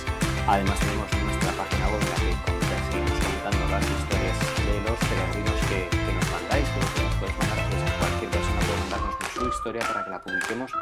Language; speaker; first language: Spanish; native; Spanish